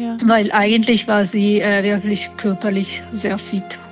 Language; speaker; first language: German; non-native, learner; Italian